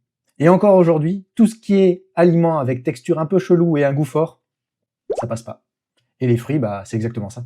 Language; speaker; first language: French; native; French